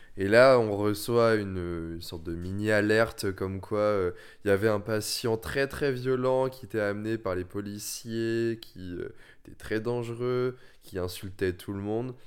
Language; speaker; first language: French; early bilingual, other home language; Vietnamese